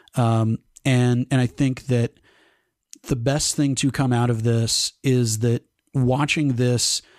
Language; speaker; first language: English; native; English